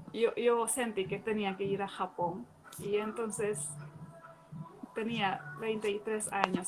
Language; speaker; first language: Spanish; non-native, fluent; Hungarian